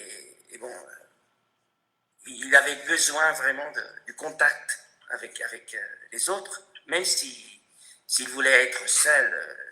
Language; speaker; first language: French; non-native, fluent; Spanish